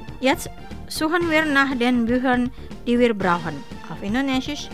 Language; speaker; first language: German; non-native, learner; Indonesian